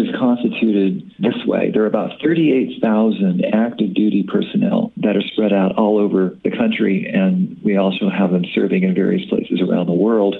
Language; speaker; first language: English; native; English